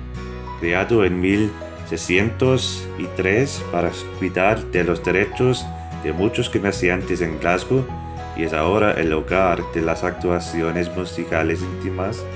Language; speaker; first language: Spanish; non-native, fluent; English